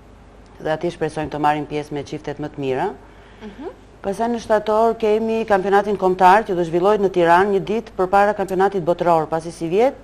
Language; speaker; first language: Albanian; native; Albanian